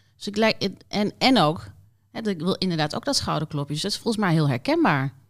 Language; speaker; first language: Dutch; native; Dutch